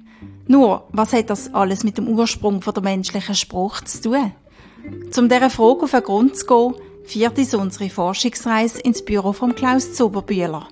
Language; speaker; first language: German; native; German